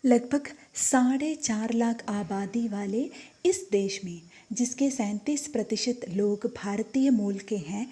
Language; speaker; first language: Hindi; non-native, local second language; Malayalam